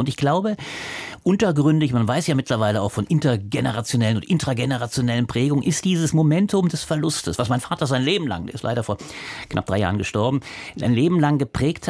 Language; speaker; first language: German; native; German